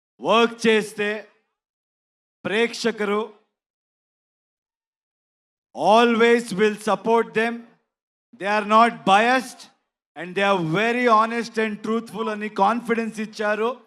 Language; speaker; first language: Telugu; non-native, learner; Kannada